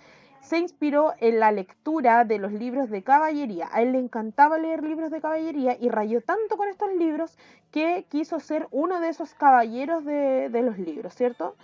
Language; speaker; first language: Spanish; native; Spanish